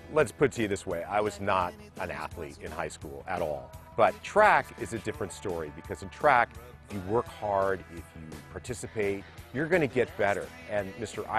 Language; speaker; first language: English; native; English